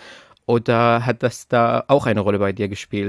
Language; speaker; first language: German; non-native, fluent; Persian